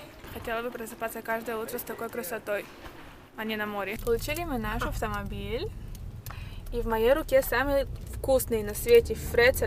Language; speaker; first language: Russian; early bilingual, heritage; Russian